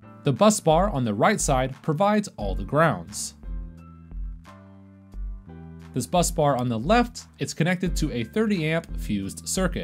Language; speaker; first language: English; native; English